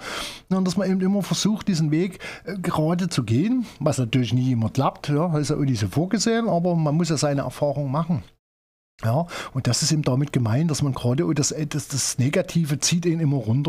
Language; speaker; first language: German; native; German